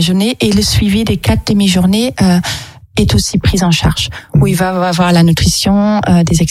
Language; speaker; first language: French; non-native, fluent; German